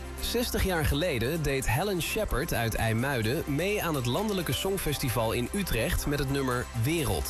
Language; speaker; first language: Dutch; native; Dutch